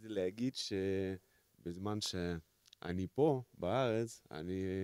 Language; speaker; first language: Hebrew; non-native, fluent; Russian